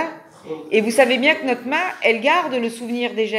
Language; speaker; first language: French; native; French